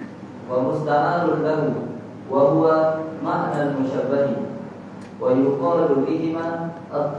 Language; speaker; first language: Arabic; non-native, learner; Malay